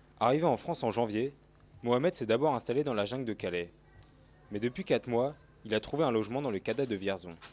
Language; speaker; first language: French; native; French